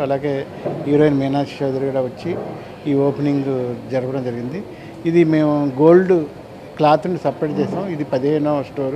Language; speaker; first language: Telugu; native; Telugu